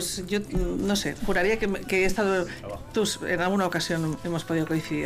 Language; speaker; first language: Spanish; native; Spanish